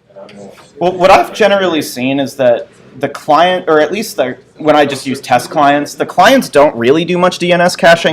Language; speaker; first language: English; native; English